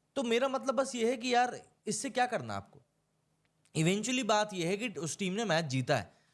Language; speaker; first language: Hindi; native; Hindi